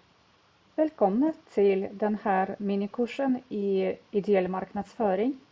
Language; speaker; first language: Swedish; non-native, fluent; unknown